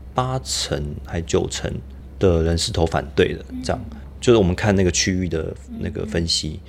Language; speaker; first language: Chinese; native; Chinese